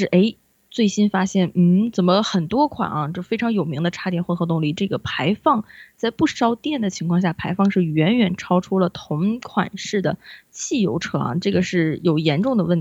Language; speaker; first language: Chinese; native; Chinese